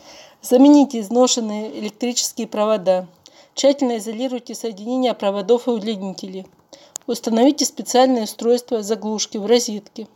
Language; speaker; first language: Russian; native; Russian